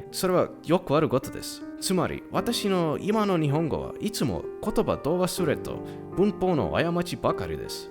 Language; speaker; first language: Japanese; non-native, learner; Estonian